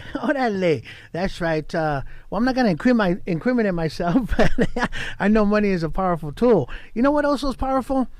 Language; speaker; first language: English; native; English